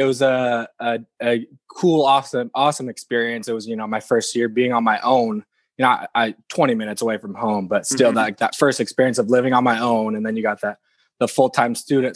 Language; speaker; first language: English; native; English